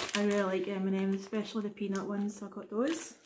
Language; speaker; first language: English; native; English